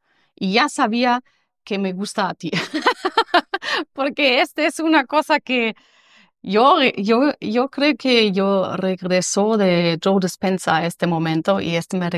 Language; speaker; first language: Spanish; non-native, learner; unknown